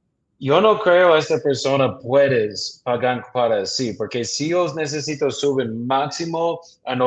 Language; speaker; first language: Spanish; non-native, learner; English